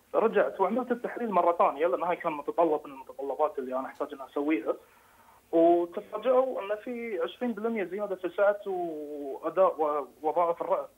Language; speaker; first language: Arabic; native; Arabic